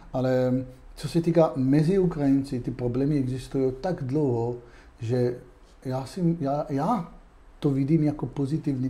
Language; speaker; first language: Czech; non-native, fluent; Hebrew